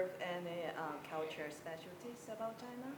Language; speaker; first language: English; non-native, fluent; Chinese